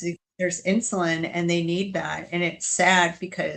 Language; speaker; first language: English; native; English